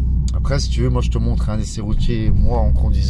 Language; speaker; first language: French; native; French